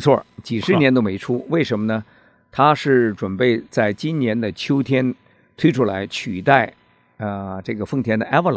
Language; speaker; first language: Chinese; native; Chinese